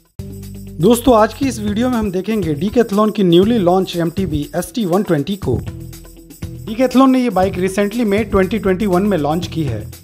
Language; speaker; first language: Hindi; native; Hindi